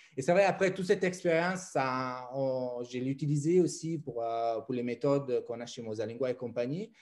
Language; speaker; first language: French; non-native, fluent; Italian